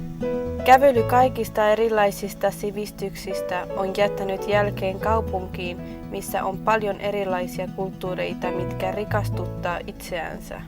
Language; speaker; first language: Finnish; non-native, learner; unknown